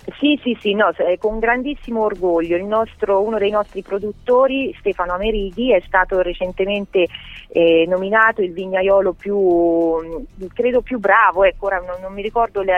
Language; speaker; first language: Italian; native; Italian